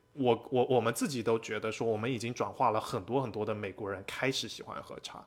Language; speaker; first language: Chinese; native; Chinese